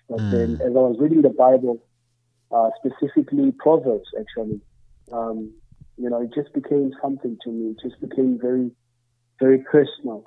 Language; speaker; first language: English; non-native, local second language; Zulu